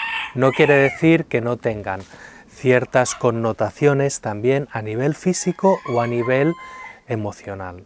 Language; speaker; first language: Spanish; native; Spanish